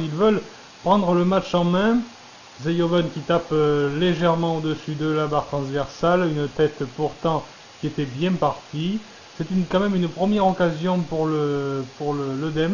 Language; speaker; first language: French; native; French